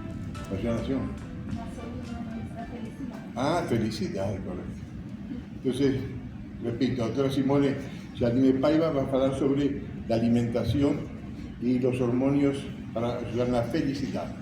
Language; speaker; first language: Spanish; non-native, learner; Portuguese